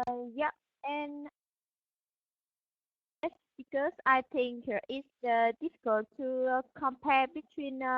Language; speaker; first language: English; non-native, learner; Vietnamese